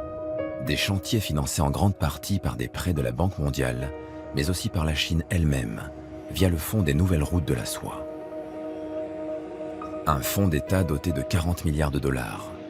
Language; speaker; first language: French; native; French